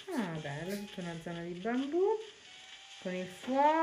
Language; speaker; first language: Italian; native; Italian